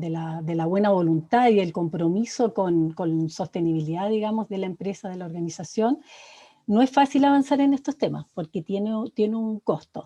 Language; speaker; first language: Spanish; native; Spanish